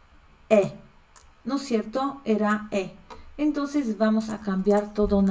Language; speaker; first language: Spanish; non-native, fluent; Polish